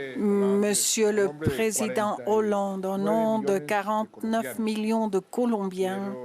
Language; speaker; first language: French; non-native, fluent; Spanish